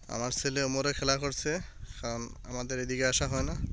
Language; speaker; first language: Bangla; non-native, local second language; Sylheti